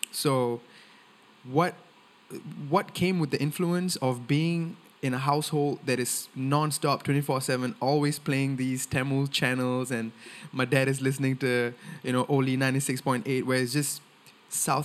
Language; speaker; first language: English; non-native, local second language; Tamil